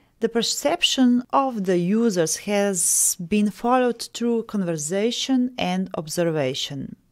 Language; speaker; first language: English; non-native, fluent; Slovenian